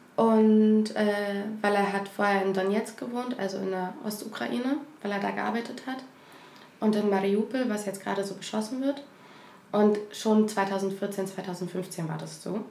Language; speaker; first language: German; native; German